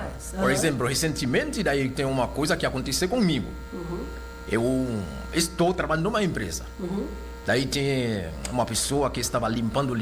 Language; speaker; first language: Portuguese; non-native, local second language; Haitian Creole